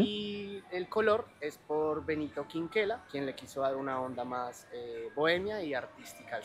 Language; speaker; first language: Spanish; native; Spanish